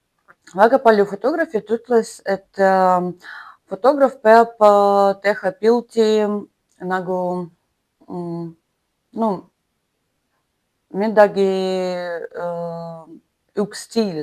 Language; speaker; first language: Estonian; non-native, learner; Russian